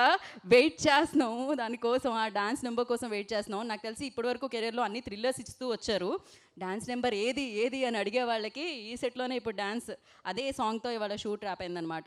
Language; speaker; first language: Telugu; native; Telugu